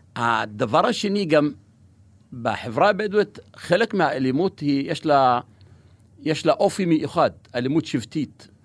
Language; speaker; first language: Hebrew; non-native, local second language; Arabic